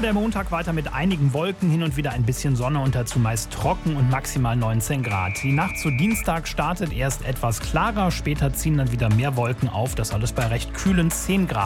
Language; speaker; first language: German; native; German